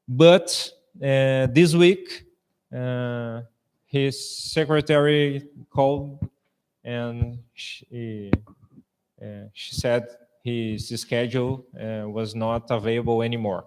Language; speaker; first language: English; non-native, fluent; Portuguese